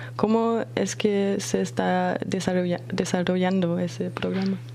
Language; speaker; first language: Spanish; non-native, fluent; German